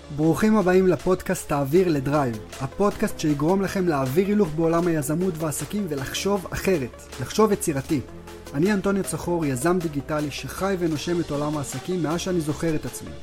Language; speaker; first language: Hebrew; early bilingual, other home language; Georgian